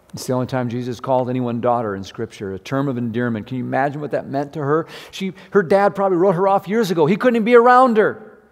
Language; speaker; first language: English; native; English